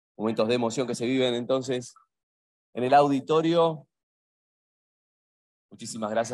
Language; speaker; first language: Spanish; native; Spanish